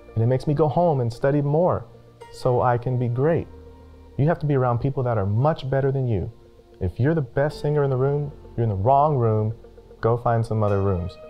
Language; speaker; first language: English; native; English